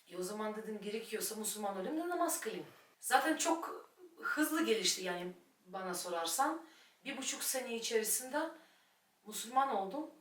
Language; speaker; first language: Turkish; non-native, fluent; Russian